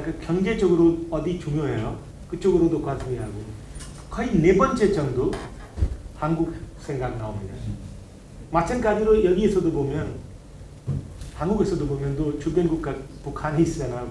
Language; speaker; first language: Korean; non-native, learner; Hindi